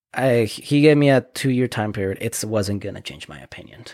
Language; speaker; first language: English; early bilingual, other home language; Spanish